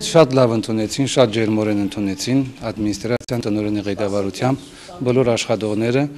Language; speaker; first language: Armenian; early bilingual, heritage; Armenian